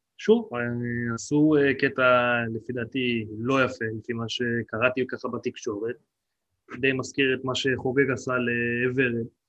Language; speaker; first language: Hebrew; native; Hebrew